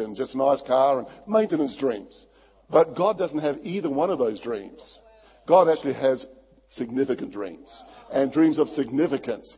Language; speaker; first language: English; native; English